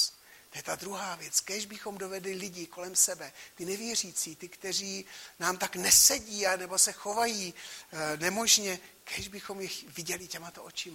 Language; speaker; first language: Czech; native; Czech